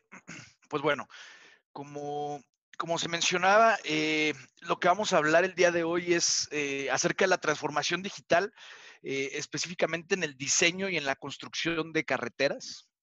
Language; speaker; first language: Spanish; native; Spanish